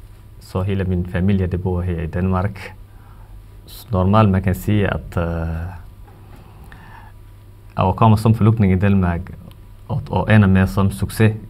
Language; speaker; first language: Danish; non-native, fluent; Somali